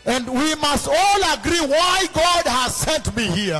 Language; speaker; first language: English; non-native, local second language; Luo (Kenya and Tanzania)